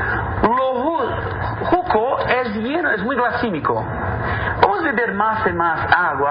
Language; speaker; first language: Spanish; non-native, fluent; Portuguese